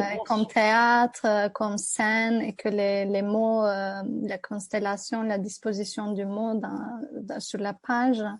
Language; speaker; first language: French; non-native, fluent; Turkish